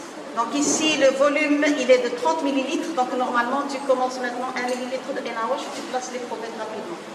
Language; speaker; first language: French; non-native, local second language; Arabic